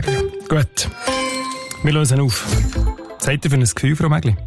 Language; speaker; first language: German; native; German